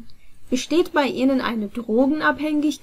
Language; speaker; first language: German; non-native, fluent; Arabic